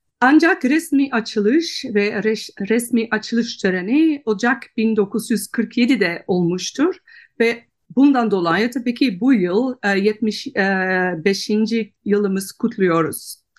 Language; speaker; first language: Turkish; non-native, fluent; Dutch